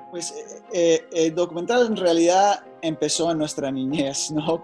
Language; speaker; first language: Spanish; early bilingual, heritage; Spanish